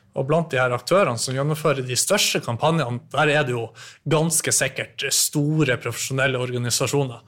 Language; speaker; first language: Norwegian; native; Norwegian